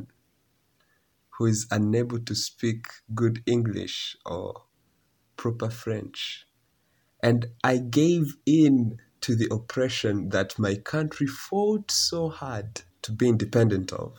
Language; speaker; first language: English; non-native, local second language; Kinyarwanda